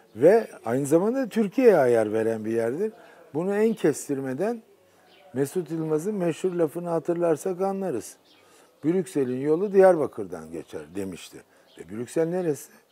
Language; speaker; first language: Turkish; native; Turkish